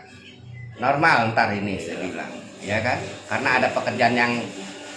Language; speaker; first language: Indonesian; native; Indonesian